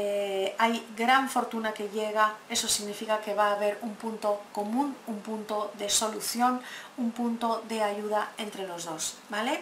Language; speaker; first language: Spanish; native; Spanish